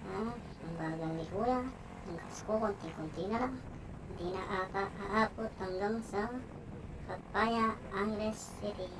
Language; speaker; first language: Filipino; non-native, local second language; Pampanga